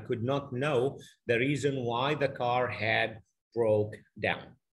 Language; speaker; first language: English; non-native, fluent; Arabic